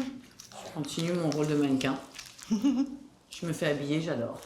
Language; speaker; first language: French; native; French